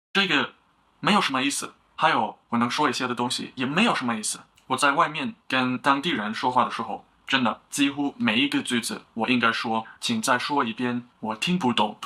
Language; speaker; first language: Chinese; non-native, learner; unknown